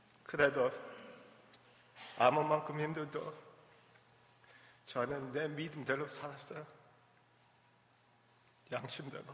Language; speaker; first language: Korean; early bilingual, heritage; English